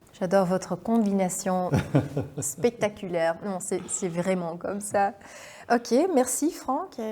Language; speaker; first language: French; non-native, local second language; Dutch